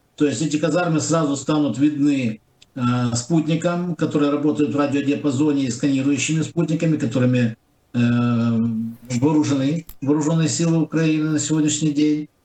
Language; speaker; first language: Russian; non-native, local second language; Ukrainian